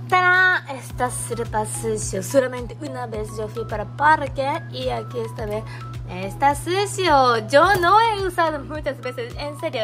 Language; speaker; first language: Spanish; non-native, learner; Japanese